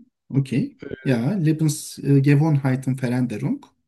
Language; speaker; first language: German; non-native, learner; Turkish